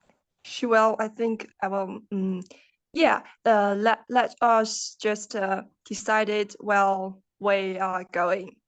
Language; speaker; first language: English; non-native, learner; Chinese